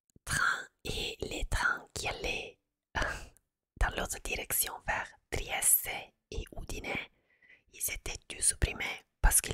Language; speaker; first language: French; non-native, fluent; Italian